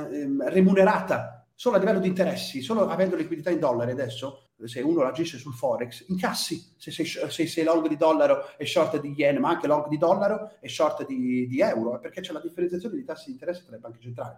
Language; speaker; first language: Italian; native; Italian